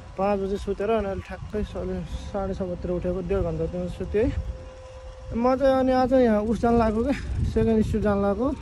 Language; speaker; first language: Nepali; native; Nepali